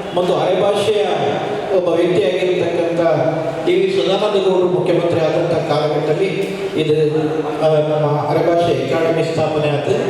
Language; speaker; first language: Kannada; non-native, local second language; Tulu